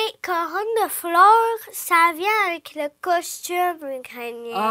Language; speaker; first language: French; early bilingual, other home language; Ukrainian